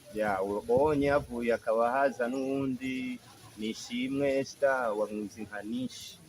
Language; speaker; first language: Rundi; early bilingual, heritage; Rundi